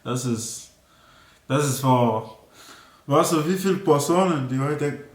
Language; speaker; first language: German; non-native, learner; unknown